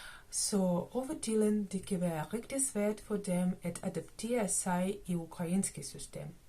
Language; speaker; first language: Danish; non-native, learner; Ukrainian